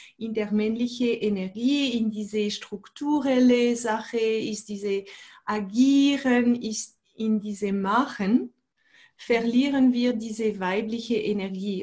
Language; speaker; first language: German; non-native, fluent; French